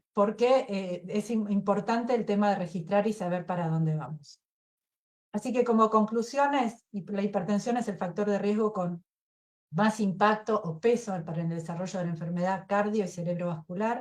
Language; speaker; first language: Spanish; native; Spanish